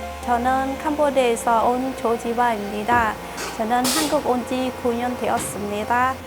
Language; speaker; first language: Korean; non-native, learner; Khmer